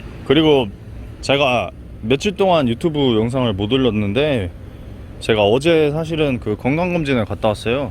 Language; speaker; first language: Korean; native; Korean